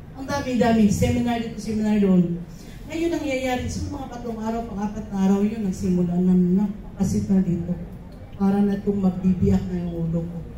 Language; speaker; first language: Filipino; non-native, local second language; Cebuano